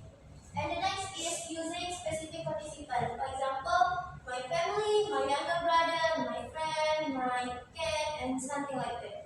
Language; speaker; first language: English; non-native, learner; Indonesian